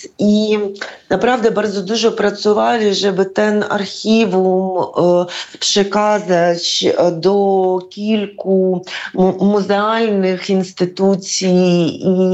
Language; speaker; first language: Polish; non-native, fluent; Ukrainian